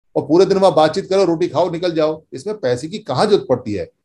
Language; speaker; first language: Hindi; native; Hindi